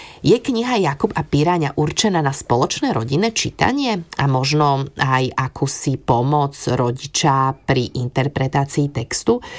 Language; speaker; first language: Slovak; native; Slovak